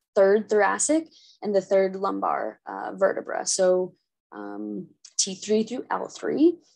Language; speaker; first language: English; native; English